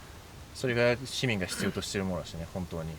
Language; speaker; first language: Japanese; native; Japanese